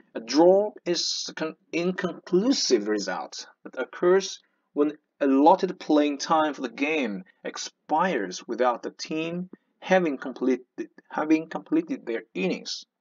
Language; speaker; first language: English; non-native, fluent; Chinese